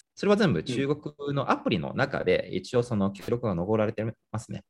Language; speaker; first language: Japanese; non-native, fluent; Chinese